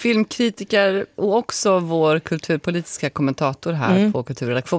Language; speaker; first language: Swedish; native; Swedish